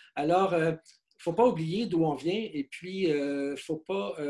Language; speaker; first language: French; native; French